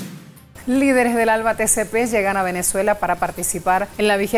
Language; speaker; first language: Spanish; native; Spanish